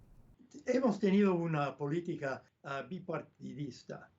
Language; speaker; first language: Spanish; non-native, fluent; English